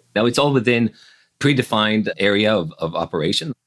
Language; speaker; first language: English; non-native, fluent; Hebrew